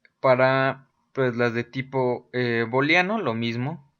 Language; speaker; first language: Spanish; native; Spanish